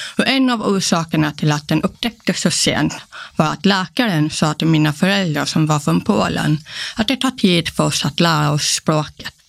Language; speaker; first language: Swedish; early bilingual, other home language; Polish